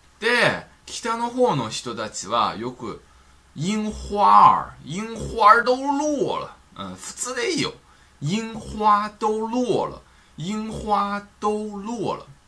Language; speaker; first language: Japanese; non-native, fluent; Chinese